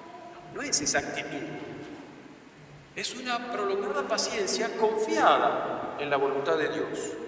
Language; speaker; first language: Spanish; native; Spanish